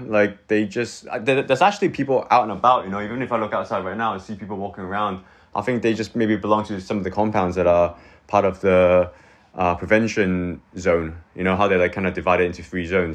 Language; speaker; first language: English; native; English